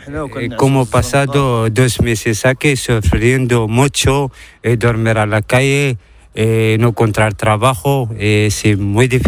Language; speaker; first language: Spanish; non-native, learner; Arabic